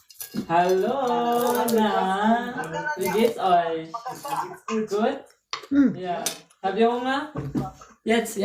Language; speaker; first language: German; non-native, learner; Cebuano